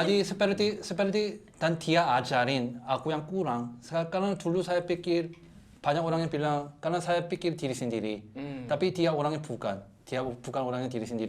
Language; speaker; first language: Indonesian; non-native, learner; Korean